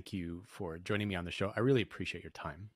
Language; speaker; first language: English; native; English